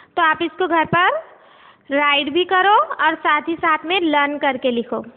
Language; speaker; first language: Hindi; native; Hindi